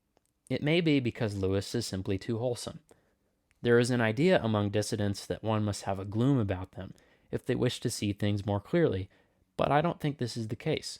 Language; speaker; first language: English; native; English